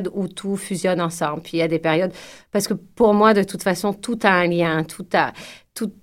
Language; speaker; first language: French; native; French